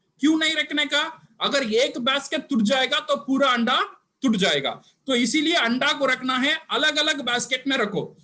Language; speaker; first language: Hindi; non-native, local second language; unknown